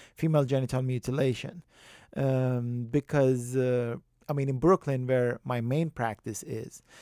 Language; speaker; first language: English; non-native, fluent; Persian